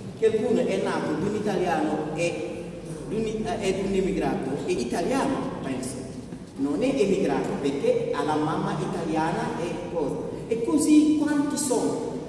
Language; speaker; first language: Italian; non-native, fluent; Wolof